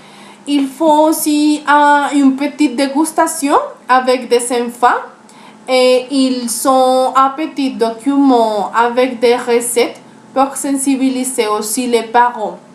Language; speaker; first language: French; non-native, learner; Spanish